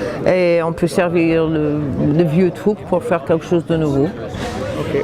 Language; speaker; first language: French; non-native, fluent; English